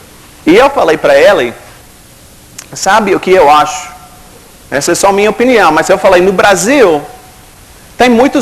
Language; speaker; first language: Portuguese; non-native, fluent; English